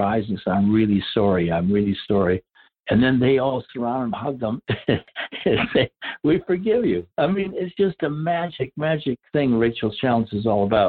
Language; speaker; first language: English; native; English